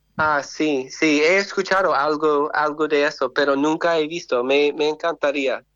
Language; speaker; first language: Spanish; non-native, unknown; English